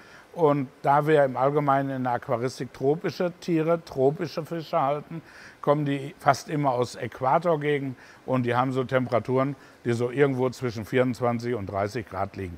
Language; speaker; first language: German; native; German